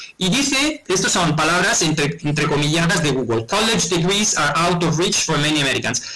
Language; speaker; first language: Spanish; non-native, fluent; Italian